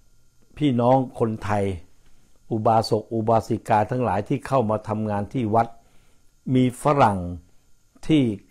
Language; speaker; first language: Thai; native; Thai